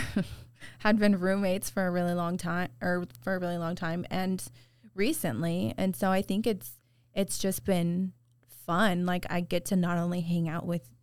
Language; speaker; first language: English; native; English